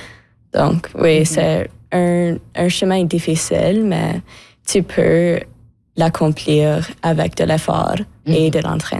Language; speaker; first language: French; non-native, local second language; English